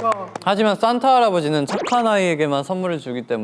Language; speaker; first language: Korean; native; Korean